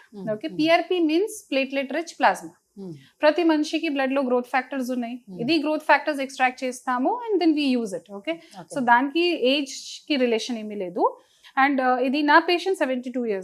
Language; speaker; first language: Telugu; non-native, fluent; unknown